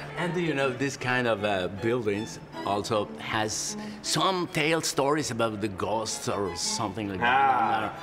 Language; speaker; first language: English; non-native, learner; Spanish